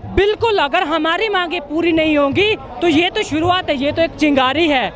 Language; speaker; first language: Hindi; native; Hindi